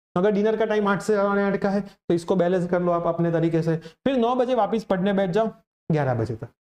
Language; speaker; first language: Hindi; non-native, local second language; Gujarati